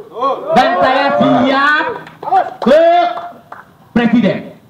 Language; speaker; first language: Indonesian; native; Indonesian